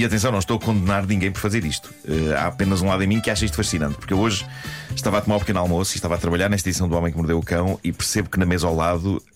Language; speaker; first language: Portuguese; native; Portuguese